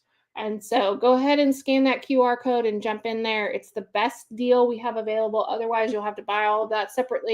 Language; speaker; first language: English; native; English